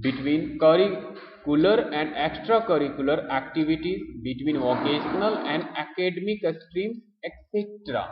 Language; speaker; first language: English; non-native, local second language; Hindi